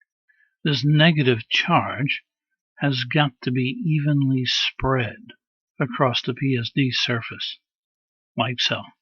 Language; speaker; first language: English; native; English